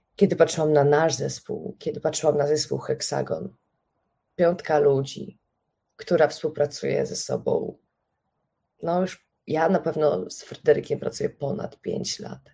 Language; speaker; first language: Polish; native; Polish